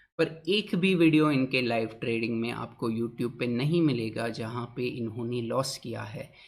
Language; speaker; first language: Hindi; non-native, local second language; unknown